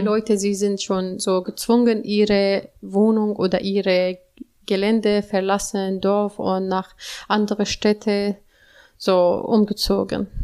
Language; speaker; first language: German; non-native, learner; Arabic